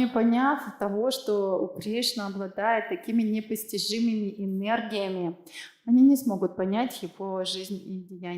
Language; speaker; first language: Russian; native; Russian